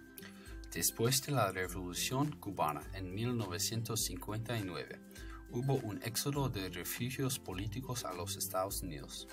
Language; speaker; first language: Spanish; non-native, fluent; English